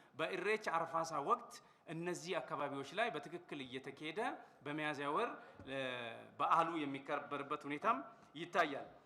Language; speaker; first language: Amharic; non-native, local second language; Oromo